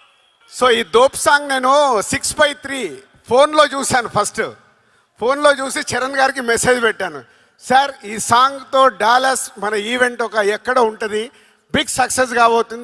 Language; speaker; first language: Telugu; native; Telugu